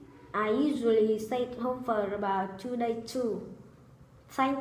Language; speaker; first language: English; non-native, learner; Vietnamese